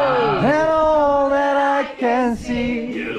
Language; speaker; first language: English; non-native, learner; Korean